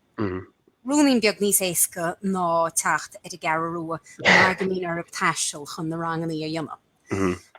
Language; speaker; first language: Irish; native; Irish